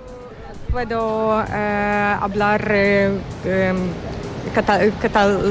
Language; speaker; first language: Spanish; non-native, learner; Ukrainian